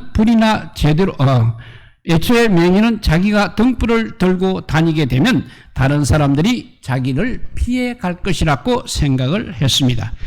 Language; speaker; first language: Korean; native; Korean